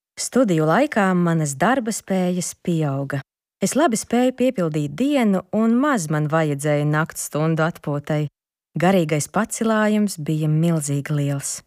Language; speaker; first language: Latvian; non-native, local second language; Ukrainian